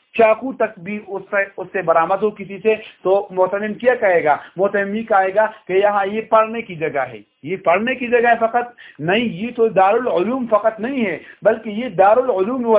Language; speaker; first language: Urdu; non-native, local second language; Pashto